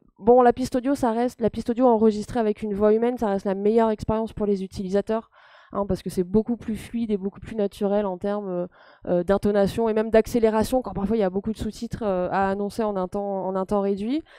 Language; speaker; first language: French; native; French